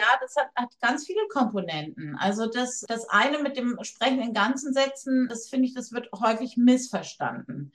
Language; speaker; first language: German; native; German